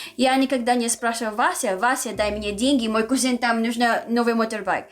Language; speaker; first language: Russian; non-native, learner; Filipino